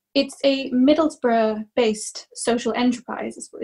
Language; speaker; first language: English; native; English